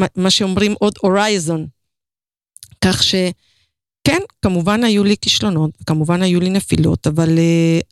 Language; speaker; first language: Hebrew; non-native, fluent; Spanish